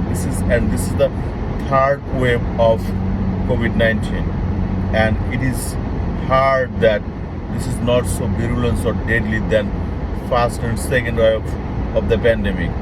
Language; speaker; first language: English; non-native, local second language; Bangla